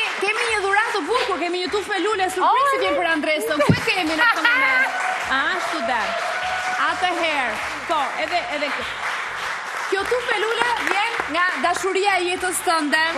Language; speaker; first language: Albanian; native; Albanian